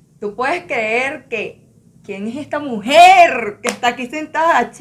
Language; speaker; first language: Spanish; native; Spanish